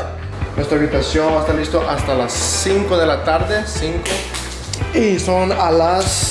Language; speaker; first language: Spanish; early bilingual, heritage; Spanish